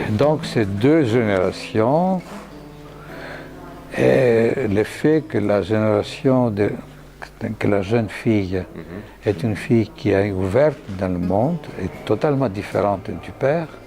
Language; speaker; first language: French; non-native, fluent; Greek